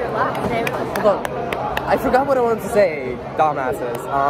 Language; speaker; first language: English; non-native, fluent; Kazakh